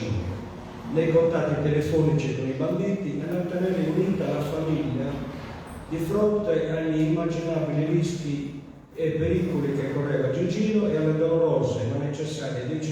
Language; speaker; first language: Italian; native; Italian